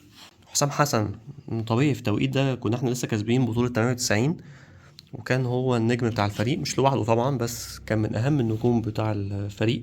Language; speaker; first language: Arabic; native; Arabic